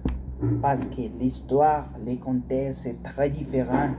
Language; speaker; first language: French; non-native, learner; Spanish